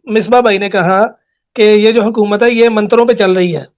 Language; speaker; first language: Urdu; non-native, local second language; Punjabi